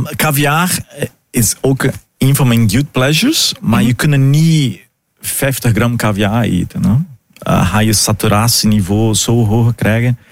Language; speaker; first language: Dutch; non-native, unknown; Portuguese